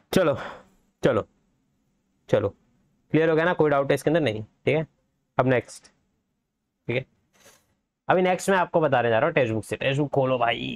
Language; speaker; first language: Hindi; native; Hindi